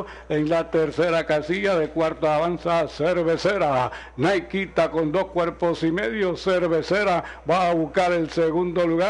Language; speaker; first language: Spanish; native; Spanish